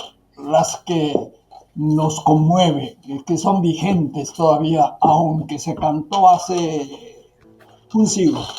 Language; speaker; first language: Spanish; non-native, fluent; Japanese